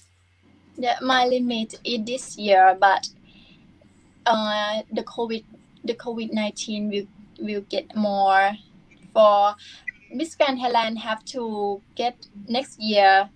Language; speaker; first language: English; non-native, learner; Thai